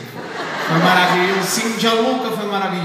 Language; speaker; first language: Portuguese; non-native, fluent; Italian